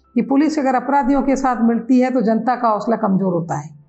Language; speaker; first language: Hindi; native; Hindi